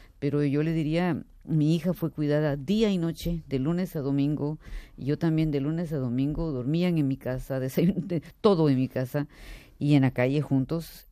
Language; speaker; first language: Spanish; native; Spanish